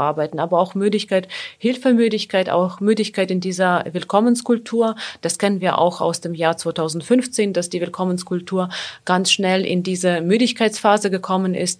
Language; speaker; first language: German; non-native, fluent; Ukrainian